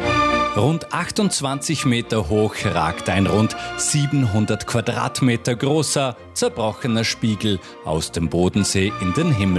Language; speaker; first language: German; native; German